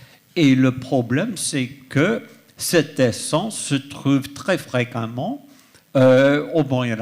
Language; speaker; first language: French; non-native, fluent; English